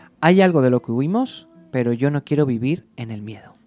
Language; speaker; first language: Spanish; native; Spanish